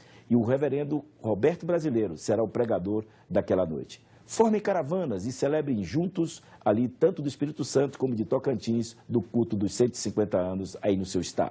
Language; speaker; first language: Portuguese; native; Portuguese